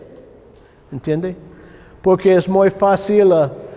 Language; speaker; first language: Spanish; non-native, learner; English